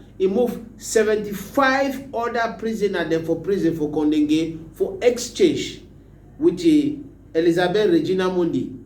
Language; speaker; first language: Nigerian Pidgin; native; Nigerian Pidgin